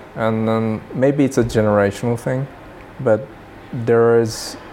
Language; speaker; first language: English; early bilingual, other home language; Swedish